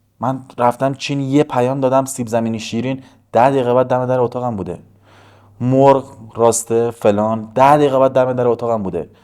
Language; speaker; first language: Persian; native; Persian